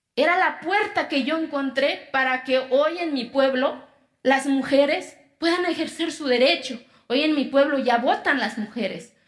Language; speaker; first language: Spanish; non-native, local second language; Zapotec